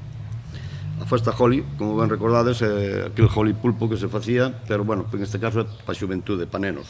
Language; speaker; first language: Galician; native; Galician